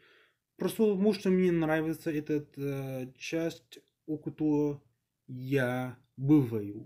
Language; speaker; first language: Russian; non-native, learner; English